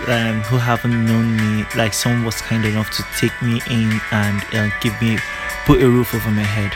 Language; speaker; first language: English; non-native, local second language; Igbo